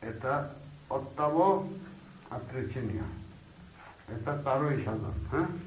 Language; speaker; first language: Russian; non-native, learner; Bangla